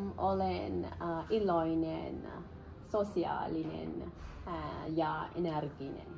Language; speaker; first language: Finnish; non-native, learner; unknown